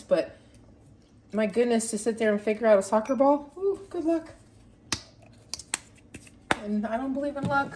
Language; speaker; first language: English; native; English